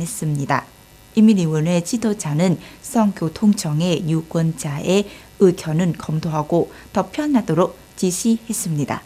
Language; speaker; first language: Korean; non-native, fluent; Vietnamese